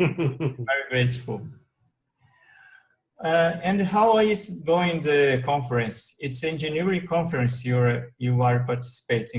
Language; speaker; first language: English; non-native, learner; Portuguese